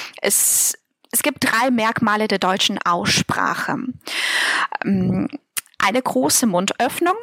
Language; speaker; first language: German; non-native, fluent; Russian